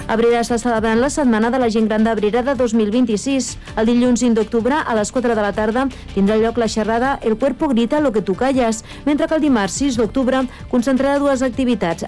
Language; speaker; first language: Catalan; native; Catalan